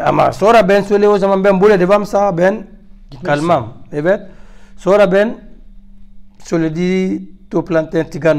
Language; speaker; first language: Turkish; non-native, learner; French